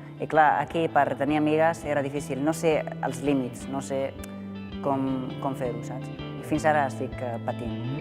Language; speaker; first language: Catalan; non-native, fluent; Arabic